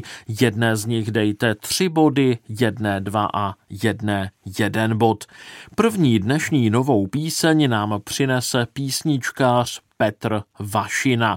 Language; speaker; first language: Czech; native; Czech